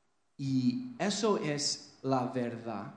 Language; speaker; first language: Spanish; non-native, fluent; English